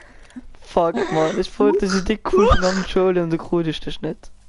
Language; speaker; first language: German; non-native, local second language; Luxembourgish